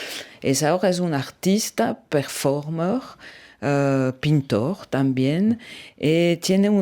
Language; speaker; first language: Spanish; non-native, learner; French